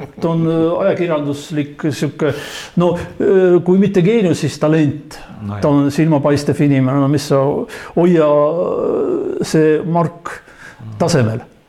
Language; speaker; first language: Estonian; non-native, local second language; Russian